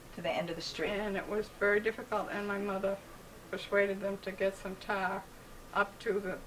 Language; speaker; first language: English; native; English